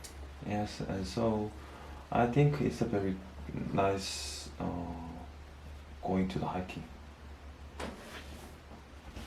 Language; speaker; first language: English; non-native, learner; Korean